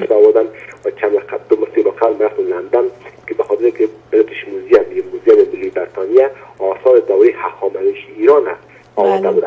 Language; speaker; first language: Persian; native; Persian